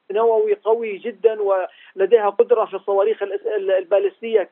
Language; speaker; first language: Arabic; native; Arabic